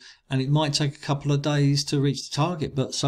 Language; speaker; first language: English; native; English